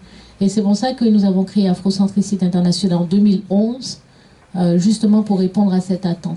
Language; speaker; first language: French; native; French